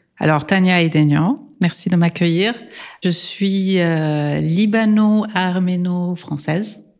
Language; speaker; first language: French; non-native, local second language; Armenian